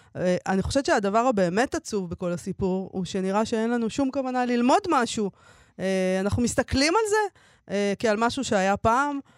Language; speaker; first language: Hebrew; native; Hebrew